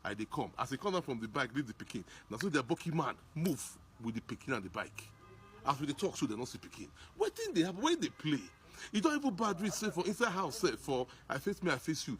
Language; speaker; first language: Nigerian Pidgin; non-native, local second language; Bini